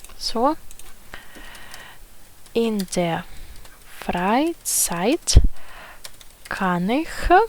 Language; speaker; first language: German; non-native, fluent; Ukrainian